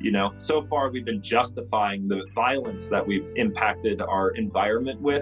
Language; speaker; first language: English; native; English